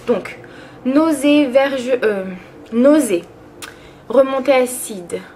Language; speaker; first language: French; early bilingual, other home language; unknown